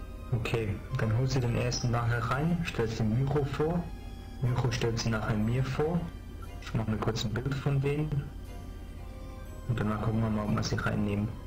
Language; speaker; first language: German; native; German